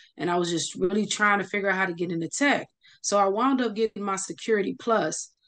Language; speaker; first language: English; native; English